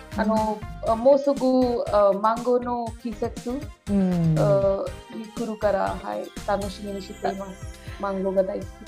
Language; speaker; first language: Japanese; non-native, learner; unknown